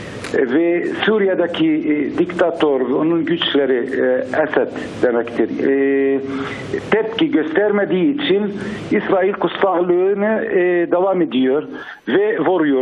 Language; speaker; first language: Turkish; non-native, fluent; Arabic